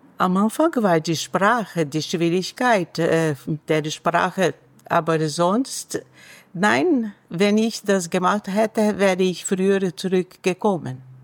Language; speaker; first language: German; non-native, fluent; Portuguese